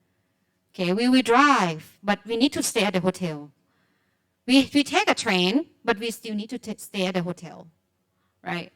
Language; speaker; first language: English; non-native, fluent; Thai